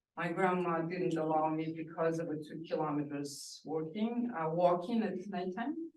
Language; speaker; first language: English; non-native, fluent; Russian